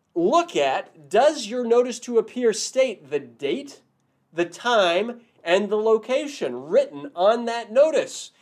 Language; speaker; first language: English; native; English